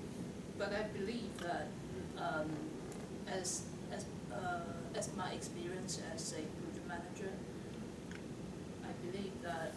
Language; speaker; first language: English; non-native, learner; Chinese